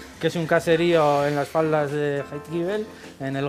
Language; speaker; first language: Spanish; native; Spanish